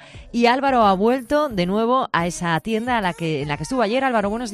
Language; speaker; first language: Spanish; native; Spanish